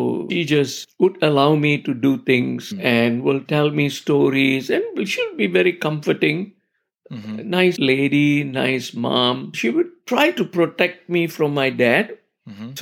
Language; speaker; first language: English; non-native, local second language; Tamil